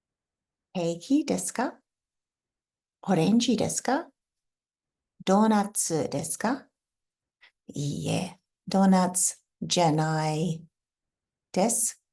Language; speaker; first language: Japanese; non-native, fluent; English